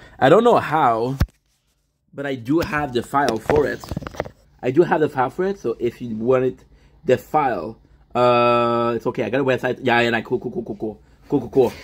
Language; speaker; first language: English; non-native, fluent; French